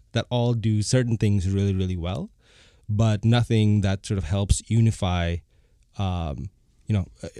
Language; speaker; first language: English; non-native, fluent; Bangla